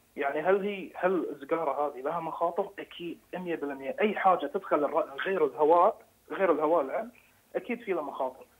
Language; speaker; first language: Arabic; native; Arabic